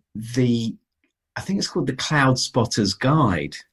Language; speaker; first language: English; native; English